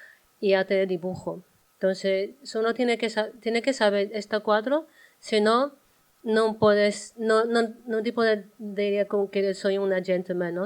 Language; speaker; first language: Spanish; non-native, learner; Chinese